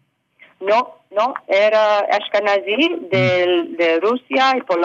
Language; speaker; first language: Spanish; early bilingual, heritage; English